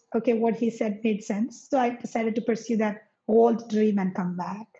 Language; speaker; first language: English; non-native, local second language; Malayalam